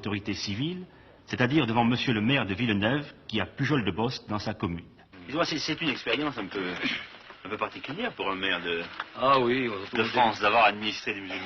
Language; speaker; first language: French; native; French